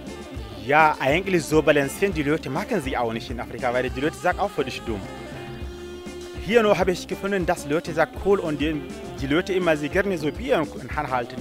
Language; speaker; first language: German; non-native, learner; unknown